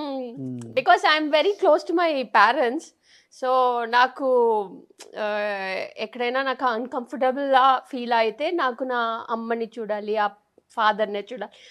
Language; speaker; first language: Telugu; non-native, fluent; Tamil